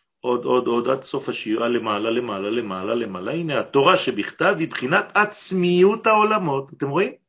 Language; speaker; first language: Hebrew; non-native, fluent; French